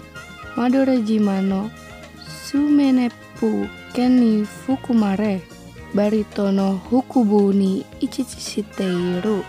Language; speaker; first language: Japanese; non-native, fluent; Indonesian